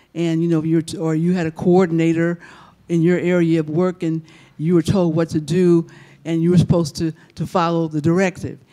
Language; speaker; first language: English; native; English